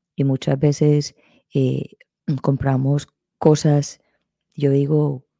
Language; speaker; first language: Spanish; native; Spanish